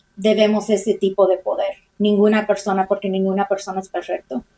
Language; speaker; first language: Spanish; early bilingual, heritage; Spanish